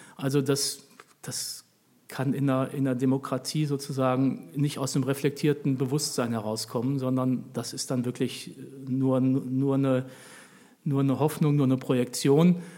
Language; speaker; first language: German; native; German